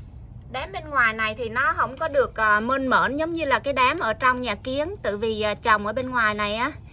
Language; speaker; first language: Vietnamese; native; Vietnamese